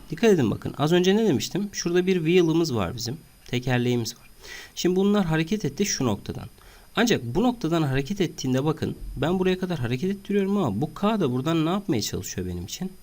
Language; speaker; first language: Turkish; native; Turkish